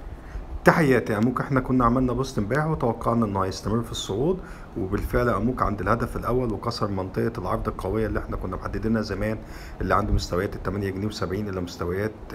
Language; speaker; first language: Arabic; native; Arabic